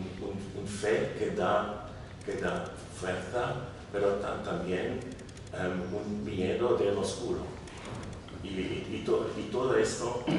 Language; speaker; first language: Spanish; non-native, learner; German